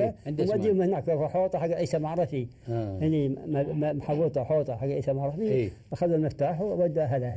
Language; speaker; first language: Arabic; native; Arabic